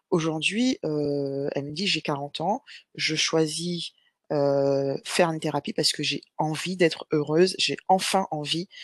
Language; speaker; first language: French; native; French